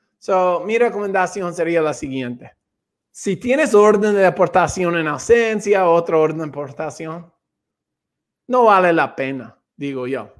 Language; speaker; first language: Spanish; non-native, fluent; English